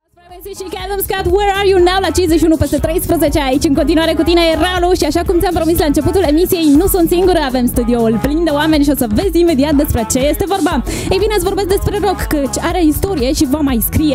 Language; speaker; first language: Romanian; native; Romanian